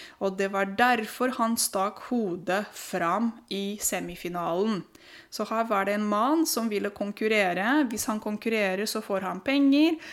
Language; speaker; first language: Norwegian; non-native, fluent; Romanian